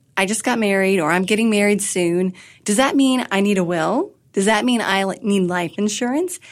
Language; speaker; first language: English; native; English